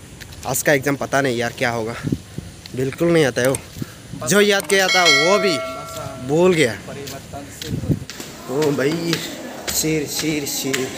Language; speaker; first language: Hindi; non-native, local second language; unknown